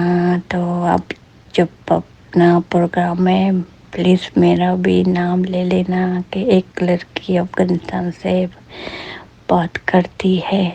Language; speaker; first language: Hindi; non-native, fluent; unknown